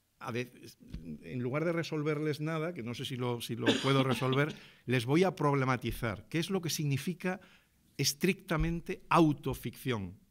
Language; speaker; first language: Spanish; native; Spanish